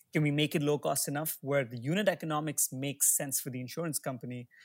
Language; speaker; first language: English; non-native, local second language; Hindi